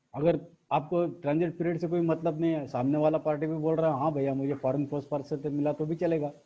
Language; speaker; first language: Hindi; non-native, local second language; Marathi